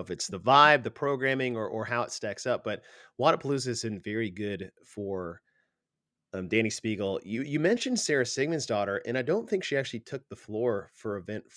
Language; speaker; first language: English; native; English